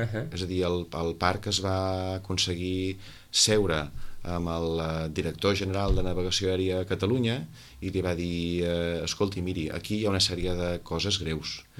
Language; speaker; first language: Catalan; native; Catalan